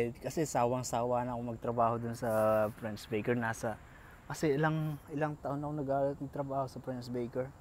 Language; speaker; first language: Filipino; native; Filipino